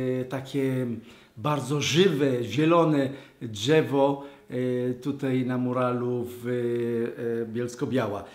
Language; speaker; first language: Polish; non-native, learner; Hebrew